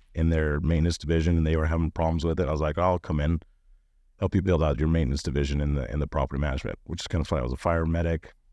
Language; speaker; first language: English; native; English